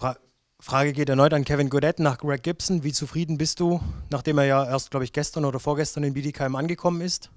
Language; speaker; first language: German; native; German